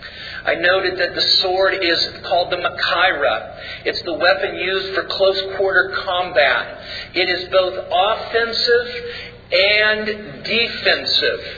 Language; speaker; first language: English; native; English